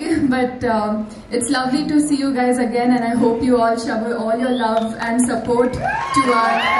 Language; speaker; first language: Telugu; non-native, learner; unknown